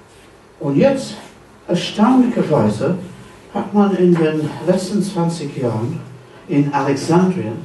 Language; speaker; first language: German; non-native, fluent; English